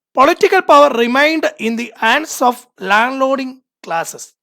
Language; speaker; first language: English; non-native, local second language; Malayalam